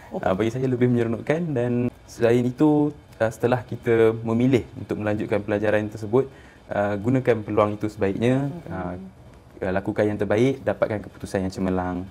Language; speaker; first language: Malay; native; Malay